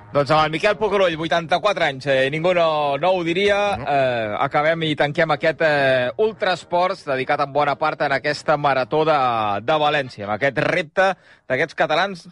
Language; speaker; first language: Catalan; native; Catalan